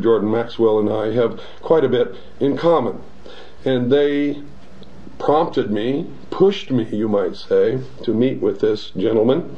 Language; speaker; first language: English; native; English